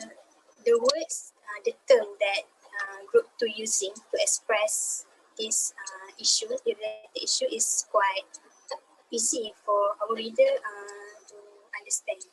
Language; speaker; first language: English; non-native, local second language; Malay